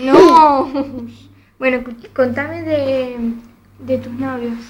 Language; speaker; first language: Spanish; native; Spanish